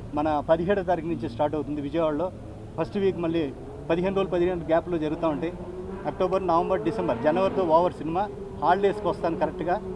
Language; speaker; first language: Telugu; native; Telugu